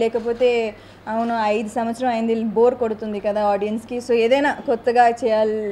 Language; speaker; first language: Telugu; non-native, local second language; Tamil